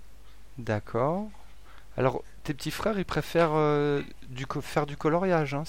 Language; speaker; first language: French; native; French